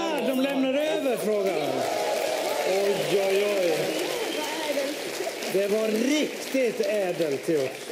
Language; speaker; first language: Swedish; native; Swedish